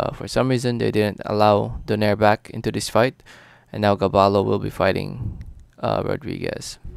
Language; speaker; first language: English; early bilingual, other home language; Filipino